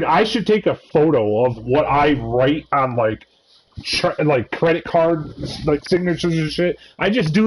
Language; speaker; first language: English; native; English